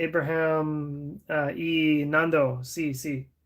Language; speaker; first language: Spanish; non-native, learner; English